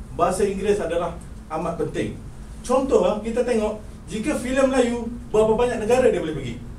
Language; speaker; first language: Malay; native; Malay